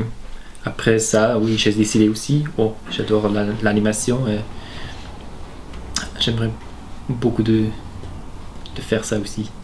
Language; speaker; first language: French; non-native, local second language; German